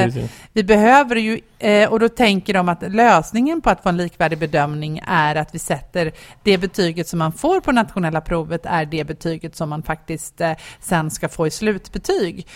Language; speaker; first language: Swedish; native; Swedish